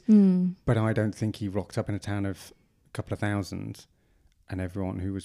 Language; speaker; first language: English; native; English